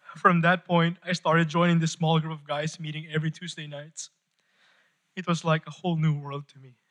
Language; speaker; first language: English; non-native, local second language; Filipino